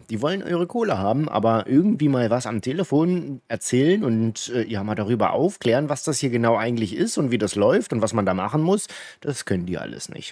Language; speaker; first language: German; native; German